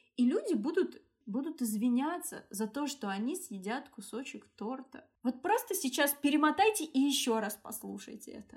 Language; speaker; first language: Russian; native; Russian